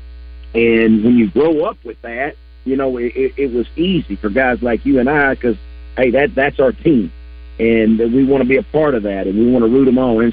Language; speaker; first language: English; native; English